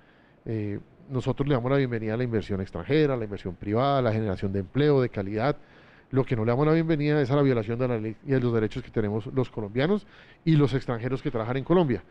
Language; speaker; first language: Spanish; native; Spanish